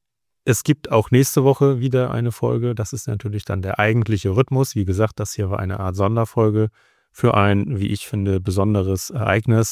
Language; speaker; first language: German; native; German